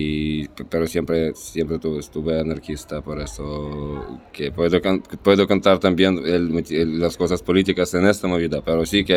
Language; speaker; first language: Spanish; non-native, fluent; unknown